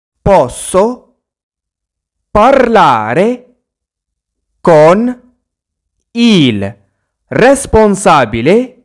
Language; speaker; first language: Italian; non-native, fluent; Arabic